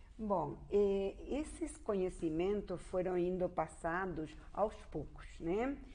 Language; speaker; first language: Portuguese; non-native, fluent; Spanish